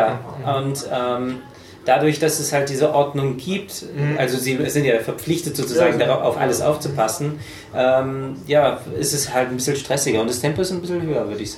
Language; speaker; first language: German; native; German